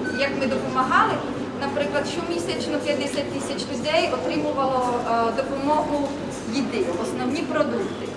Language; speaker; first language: Ukrainian; non-native, fluent; Czech